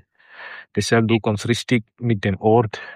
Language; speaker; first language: German; non-native, learner; Malayalam